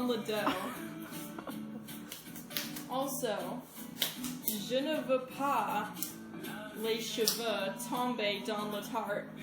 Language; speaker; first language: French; non-native, learner; English